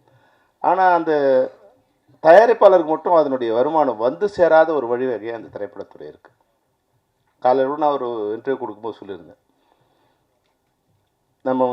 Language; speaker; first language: Tamil; native; Tamil